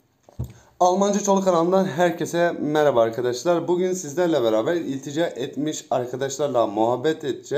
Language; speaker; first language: Turkish; native; Turkish